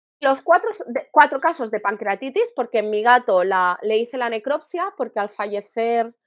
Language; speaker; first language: Spanish; native; Spanish